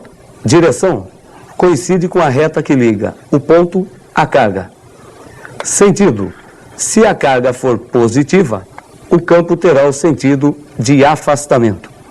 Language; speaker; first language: Portuguese; native; Portuguese